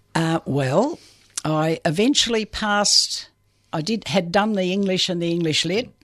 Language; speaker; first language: English; native; English